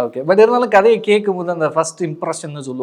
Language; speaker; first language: Tamil; native; Tamil